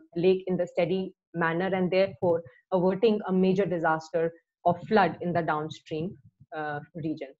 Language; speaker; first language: English; non-native, local second language; Hindi